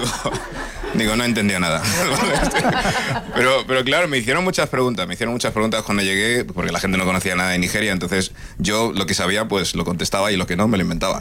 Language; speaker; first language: Spanish; early bilingual, other home language; English